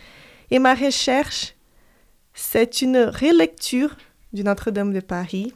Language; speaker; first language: French; non-native, fluent; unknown